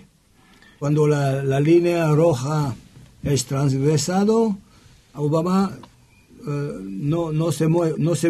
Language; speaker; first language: Spanish; non-native, learner; French